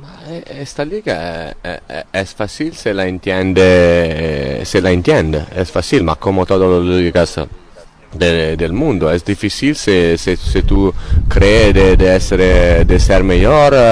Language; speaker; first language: Spanish; non-native, learner; Italian